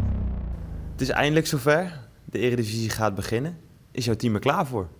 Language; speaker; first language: Dutch; native; Dutch